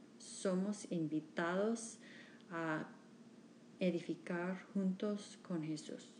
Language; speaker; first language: Spanish; non-native, learner; English